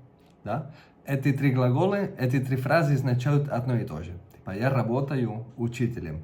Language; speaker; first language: Russian; non-native, fluent; Catalan